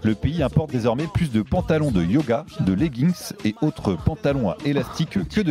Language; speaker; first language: French; native; French